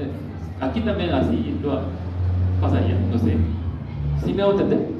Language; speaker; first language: Spanish; non-native, learner; Korean